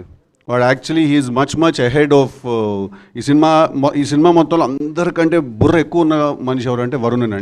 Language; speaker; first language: Telugu; native; Telugu